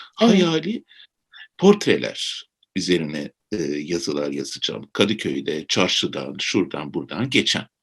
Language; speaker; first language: Turkish; native; Turkish